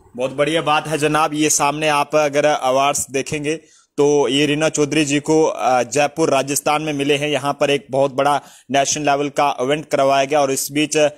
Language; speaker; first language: Hindi; native; Hindi